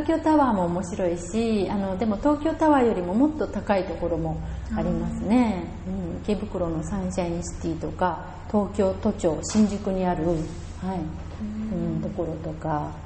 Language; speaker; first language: Japanese; native; Japanese